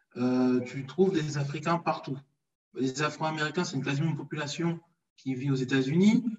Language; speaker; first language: French; early bilingual, other home language; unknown